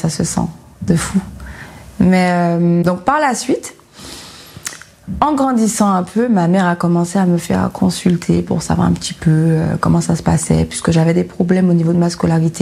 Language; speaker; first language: French; native; French